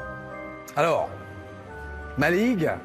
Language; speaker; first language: French; native; French